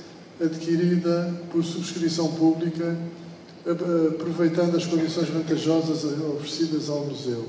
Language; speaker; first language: Portuguese; native; Portuguese